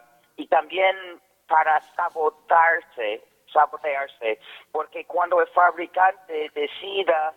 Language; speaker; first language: Spanish; non-native, fluent; English